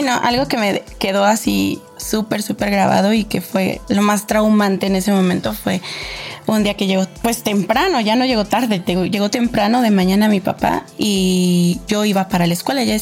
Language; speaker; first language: Spanish; native; Spanish